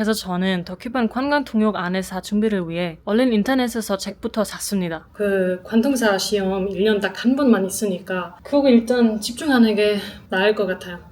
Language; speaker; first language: Korean; non-native, fluent; German